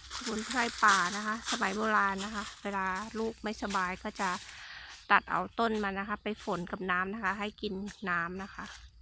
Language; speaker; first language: Thai; non-native, local second language; Khmer